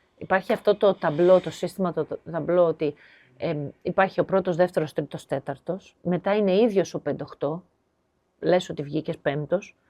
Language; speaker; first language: Greek; native; Greek